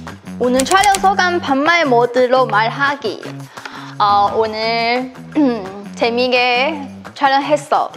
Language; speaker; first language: Korean; non-native, fluent; Chinese